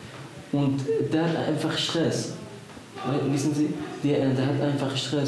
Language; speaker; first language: German; non-native, learner; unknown